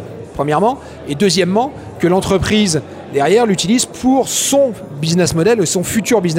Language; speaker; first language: French; native; French